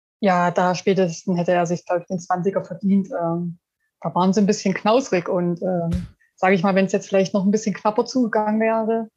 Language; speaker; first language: German; native; German